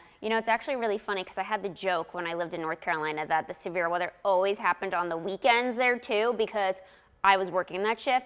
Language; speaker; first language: English; native; English